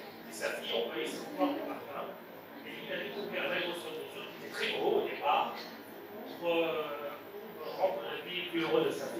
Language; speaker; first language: French; non-native, local second language; Arabic